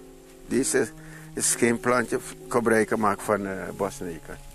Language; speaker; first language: Dutch; non-native, local second language; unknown